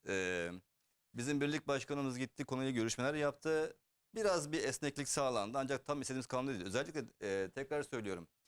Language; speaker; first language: Turkish; early bilingual, heritage; Turkish